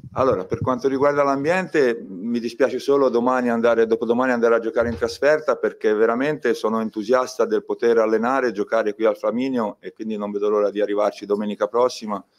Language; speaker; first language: Italian; native; Italian